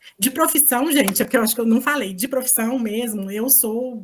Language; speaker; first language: Portuguese; native; Portuguese